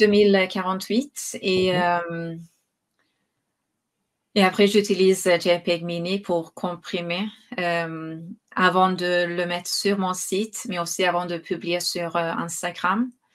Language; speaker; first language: French; non-native, fluent; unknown